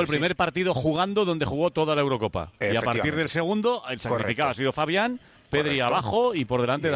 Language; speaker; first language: Spanish; native; Spanish